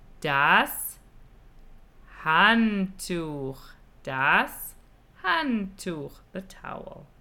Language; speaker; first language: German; non-native, fluent; English